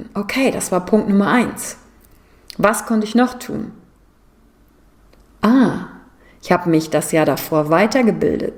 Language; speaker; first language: German; native; German